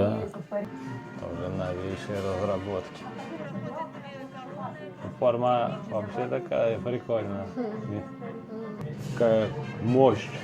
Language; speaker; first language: Russian; native; Russian